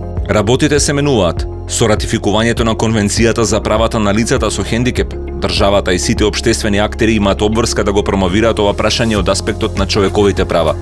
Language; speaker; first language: Macedonian; native; Macedonian